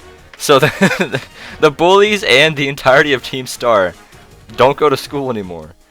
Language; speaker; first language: English; native; English